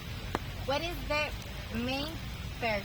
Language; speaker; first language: English; non-native, learner; Spanish